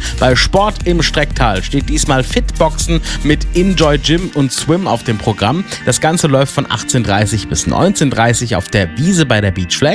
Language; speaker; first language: German; native; German